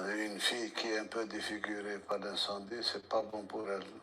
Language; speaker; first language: French; non-native, local second language; Arabic